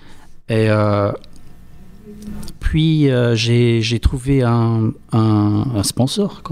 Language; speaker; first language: French; non-native, fluent; English